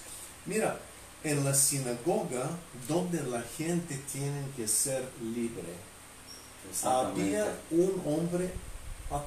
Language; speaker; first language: Spanish; non-native, fluent; Bulgarian